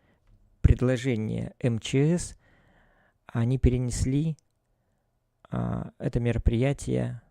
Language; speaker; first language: Russian; native; Russian